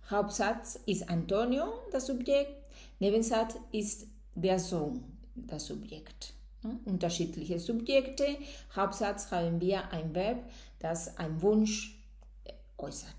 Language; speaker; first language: German; non-native, fluent; Spanish